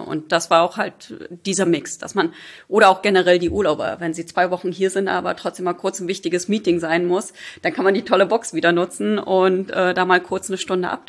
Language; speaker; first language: German; native; German